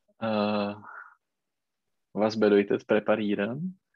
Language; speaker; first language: German; non-native, learner; Czech